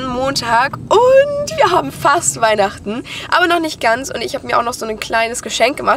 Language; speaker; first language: German; native; German